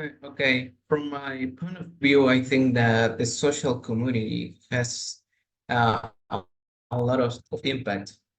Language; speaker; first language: English; non-native, learner; Spanish